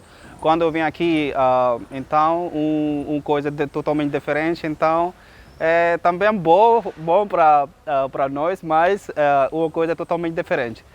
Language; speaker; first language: Portuguese; non-native, learner; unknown